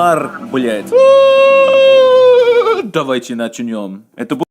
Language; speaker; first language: Russian; non-native, learner; English